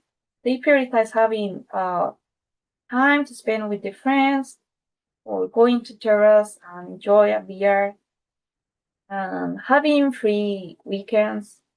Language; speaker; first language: English; non-native, fluent; Spanish